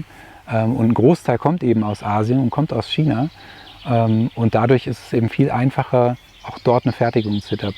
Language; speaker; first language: German; native; German